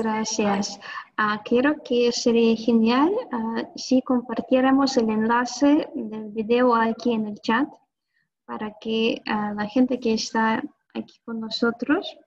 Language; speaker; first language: Spanish; non-native, fluent; Russian